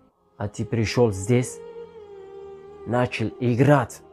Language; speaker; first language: Russian; non-native, learner; Tajik